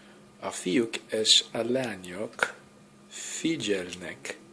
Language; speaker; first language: Hungarian; non-native, learner; English